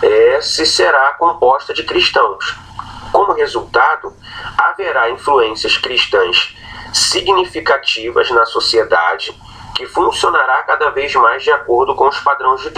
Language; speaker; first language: Portuguese; native; Portuguese